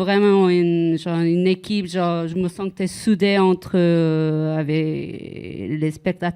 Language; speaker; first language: French; non-native, fluent; Korean